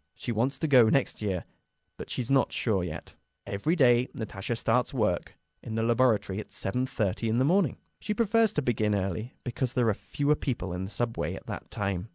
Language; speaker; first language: English; native; English